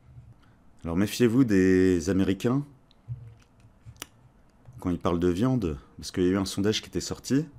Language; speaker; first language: French; native; French